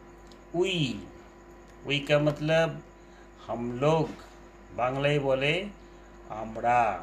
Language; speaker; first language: Hindi; non-native, local second language; Bangla